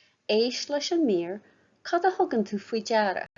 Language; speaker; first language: Irish; non-native, local second language; English